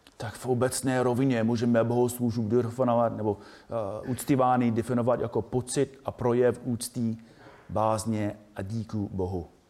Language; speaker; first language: Czech; non-native, fluent; English